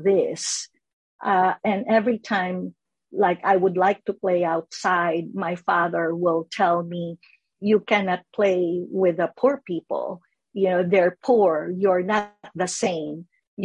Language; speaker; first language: English; non-native, local second language; Filipino